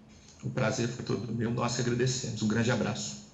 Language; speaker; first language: Portuguese; native; Portuguese